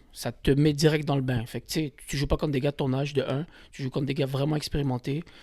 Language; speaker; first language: French; early bilingual, other home language; Kabyle